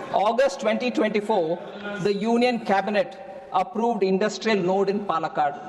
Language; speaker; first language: English; non-native, local second language; Tamil